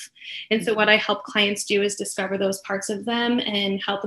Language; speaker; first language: English; native; English